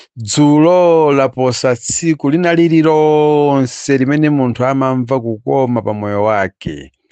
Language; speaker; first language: Nyanja; native; Nyanja